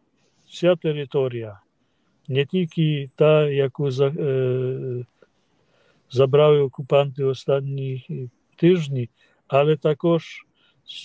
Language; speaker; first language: Ukrainian; non-native, fluent; Polish